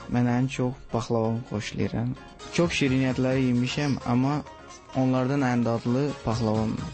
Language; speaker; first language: Azerbaijani; non-native, learner; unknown